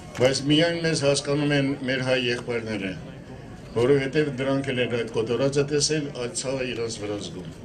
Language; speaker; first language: Armenian; non-native, local second language; Kurdish